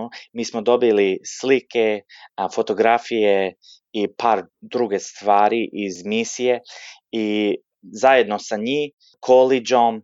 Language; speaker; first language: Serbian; early bilingual, heritage; Serbian